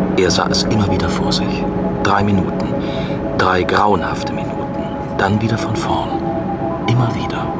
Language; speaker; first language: German; native; German